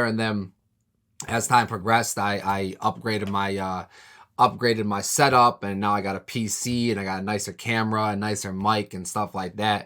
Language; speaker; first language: English; native; English